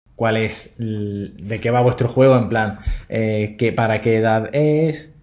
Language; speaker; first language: Spanish; native; Spanish